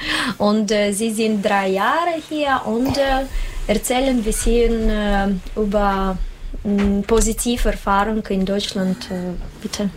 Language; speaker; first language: German; non-native, learner; Russian